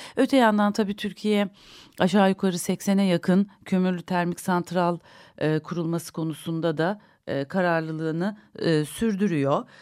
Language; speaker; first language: Turkish; native; Turkish